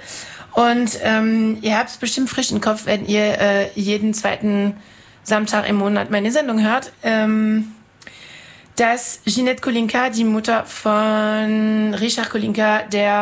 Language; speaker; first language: German; non-native, fluent; French